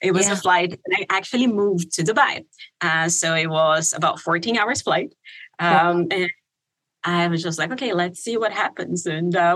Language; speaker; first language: English; non-native, fluent; Portuguese